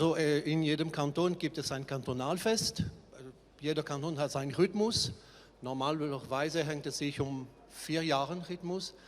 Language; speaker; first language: German; non-native, fluent; French